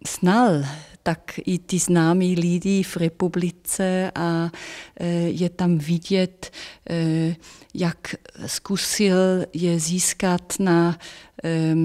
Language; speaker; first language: Czech; non-native, fluent; German